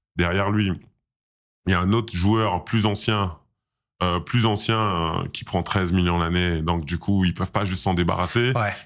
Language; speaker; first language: French; native; French